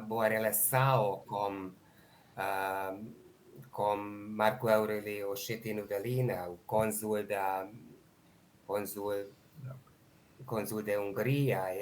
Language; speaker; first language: Portuguese; non-native, learner; Hungarian